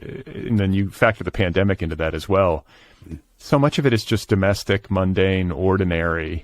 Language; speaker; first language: English; native; English